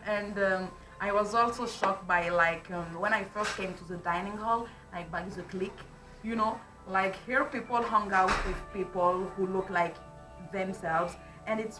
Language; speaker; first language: English; non-native, local second language; French